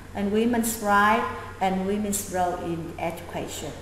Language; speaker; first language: English; non-native, fluent; Vietnamese